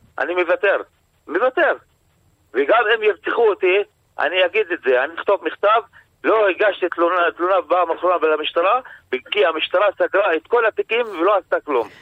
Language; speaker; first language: Hebrew; non-native, local second language; Arabic